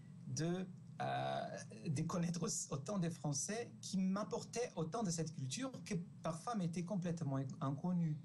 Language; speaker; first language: French; non-native, fluent; Portuguese